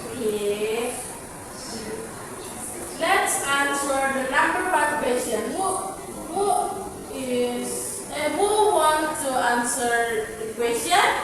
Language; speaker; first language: English; non-native, fluent; Indonesian